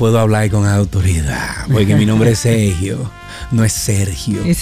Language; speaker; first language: Spanish; native; Spanish